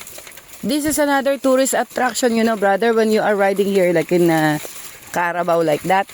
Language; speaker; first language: English; non-native, local second language; Filipino